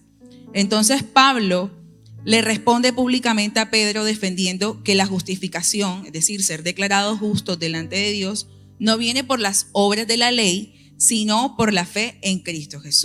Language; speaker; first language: Spanish; native; Spanish